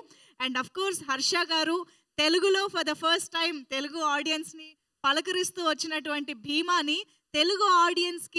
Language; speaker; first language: Telugu; native; Telugu